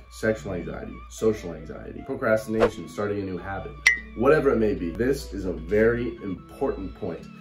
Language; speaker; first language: English; native; English